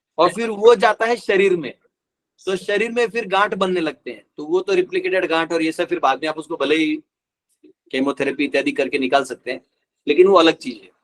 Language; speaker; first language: Hindi; non-native, local second language; Marathi